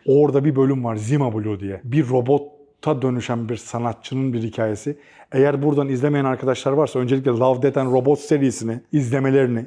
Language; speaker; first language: Turkish; native; Turkish